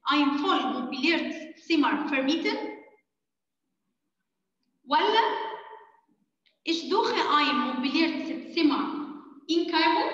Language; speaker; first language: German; non-native, fluent; Arabic